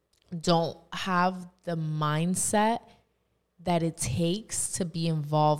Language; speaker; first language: English; non-native, fluent; Spanish